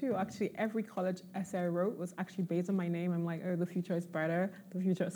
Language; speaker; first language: English; non-native, local second language; Igbo